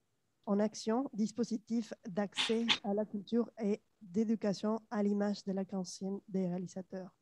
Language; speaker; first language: French; non-native, fluent; Spanish